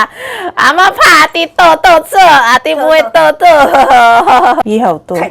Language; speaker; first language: Chinese; non-native, learner; Javanese